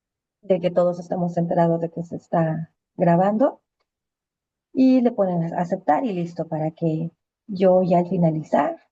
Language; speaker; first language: Spanish; native; Spanish